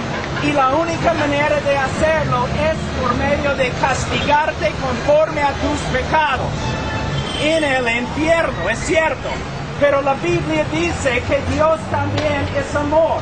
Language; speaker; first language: Spanish; non-native, fluent; English